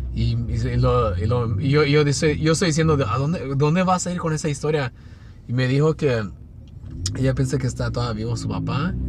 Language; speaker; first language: Spanish; early bilingual, heritage; Spanish